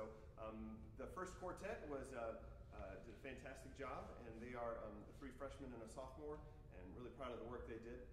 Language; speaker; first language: English; native; English